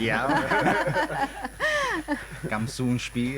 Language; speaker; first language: Albanian; early bilingual, heritage; Albanian